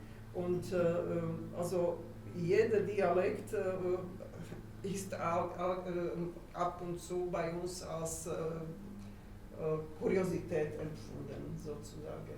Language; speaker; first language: German; non-native, fluent; Slovak